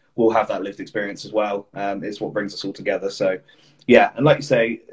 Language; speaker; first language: English; native; English